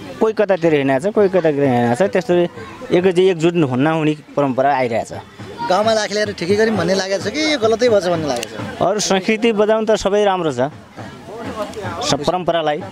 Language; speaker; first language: Nepali; native; Nepali